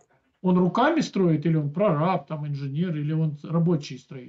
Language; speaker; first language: Russian; native; Russian